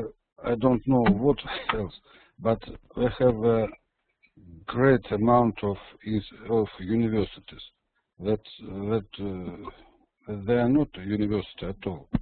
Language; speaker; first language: English; non-native, learner; Russian